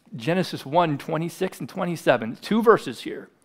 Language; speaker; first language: English; native; English